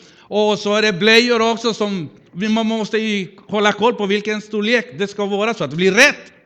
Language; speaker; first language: Swedish; non-native, fluent; Spanish